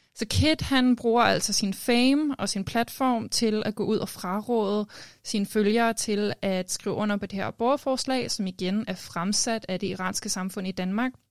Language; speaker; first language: Danish; native; Danish